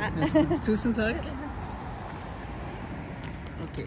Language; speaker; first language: Norwegian; non-native, learner; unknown